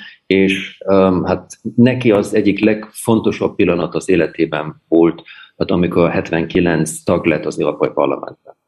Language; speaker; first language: Hungarian; early bilingual, heritage; German